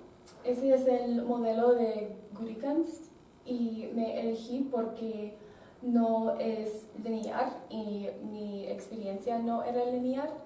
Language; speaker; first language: Spanish; non-native, learner; English